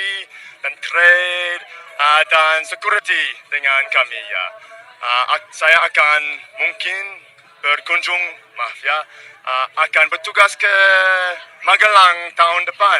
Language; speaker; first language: Indonesian; non-native, fluent; English